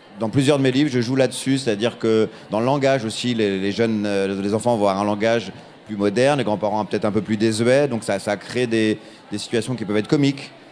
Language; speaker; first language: French; native; French